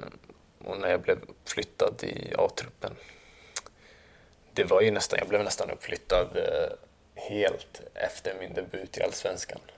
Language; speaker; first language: Swedish; early bilingual, other home language; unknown